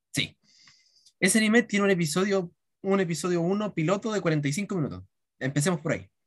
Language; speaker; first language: Spanish; native; Spanish